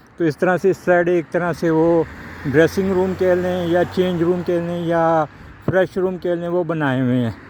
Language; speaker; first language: Urdu; non-native, local second language; Punjabi